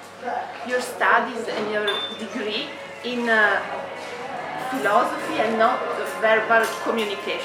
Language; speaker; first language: English; non-native, fluent; Italian